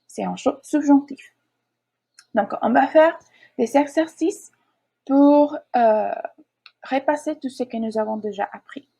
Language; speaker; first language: French; non-native, learner; Spanish